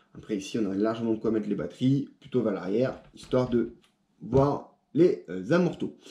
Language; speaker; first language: French; native; French